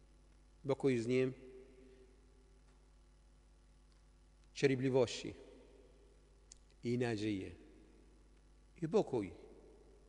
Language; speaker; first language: Polish; non-native, learner; Arabic